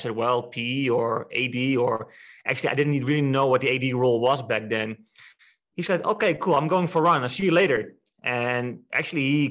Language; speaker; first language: English; non-native, fluent; Dutch